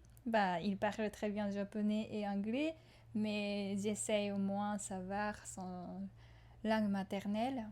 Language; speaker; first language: French; non-native, fluent; Japanese